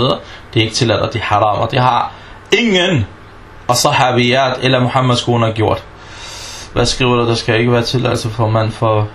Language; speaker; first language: Danish; non-native, fluent; Arabic